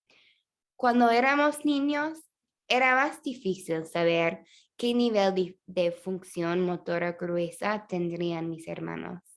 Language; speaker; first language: Spanish; non-native, fluent; English